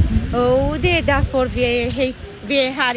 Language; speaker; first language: Swedish; non-native, learner; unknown